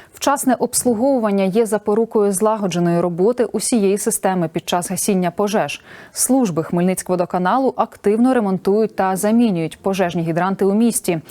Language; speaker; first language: Ukrainian; native; Ukrainian